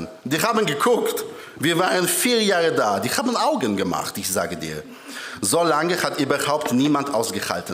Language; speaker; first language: German; early bilingual, other home language; Polish